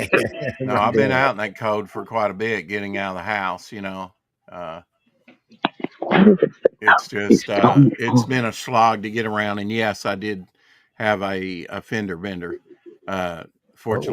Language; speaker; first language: English; native; English